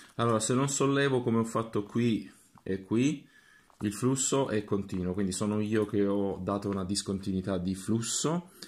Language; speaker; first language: Italian; native; Italian